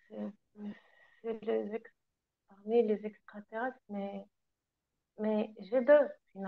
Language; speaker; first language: French; non-native, learner; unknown